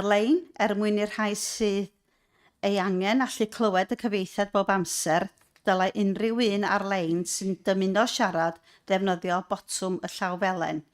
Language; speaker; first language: Welsh; native; Welsh